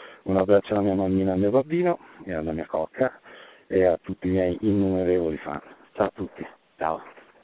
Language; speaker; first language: Italian; native; Italian